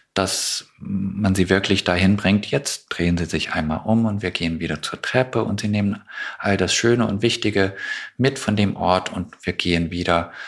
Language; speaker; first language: German; non-native, fluent; English